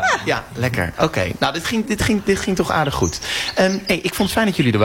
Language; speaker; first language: Dutch; native; Dutch